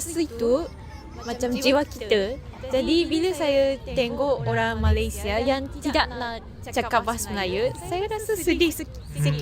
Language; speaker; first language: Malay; non-native, fluent; Japanese